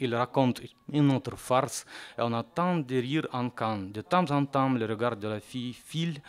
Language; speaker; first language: French; non-native, fluent; Russian